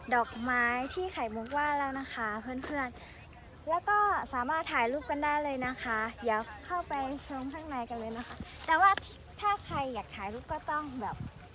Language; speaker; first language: Thai; native; Thai